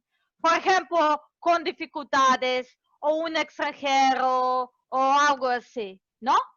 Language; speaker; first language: Spanish; non-native, fluent; Serbian